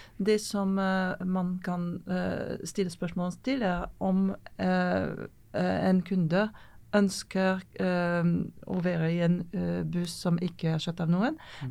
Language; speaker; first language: Norwegian; non-native, fluent; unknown